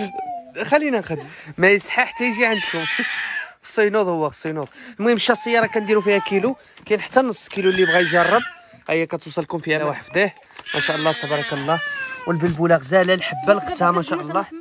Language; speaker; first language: Arabic; native; Arabic